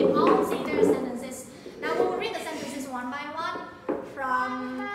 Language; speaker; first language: English; non-native, fluent; Vietnamese